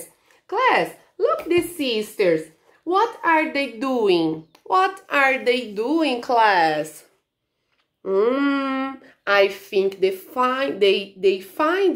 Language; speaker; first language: English; non-native, learner; Portuguese